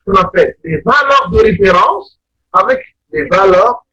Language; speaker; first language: French; non-native, local second language; Arabic